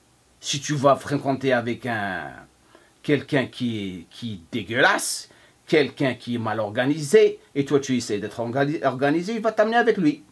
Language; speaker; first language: French; non-native, fluent; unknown